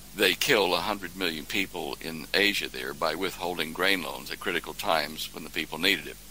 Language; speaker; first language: English; native; English